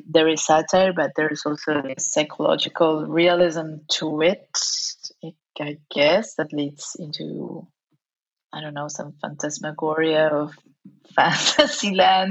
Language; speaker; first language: English; non-native, fluent; Spanish